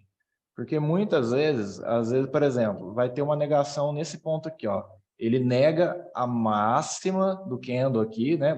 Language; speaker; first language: Portuguese; native; Portuguese